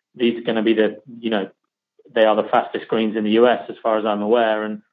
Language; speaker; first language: English; native; English